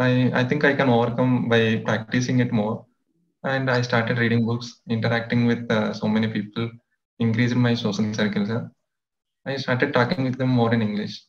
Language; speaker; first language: English; non-native, local second language; Telugu